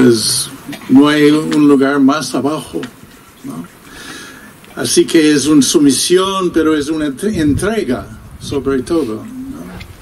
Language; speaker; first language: Spanish; non-native, fluent; English